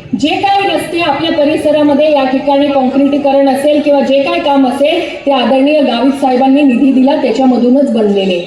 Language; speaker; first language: Marathi; native; Marathi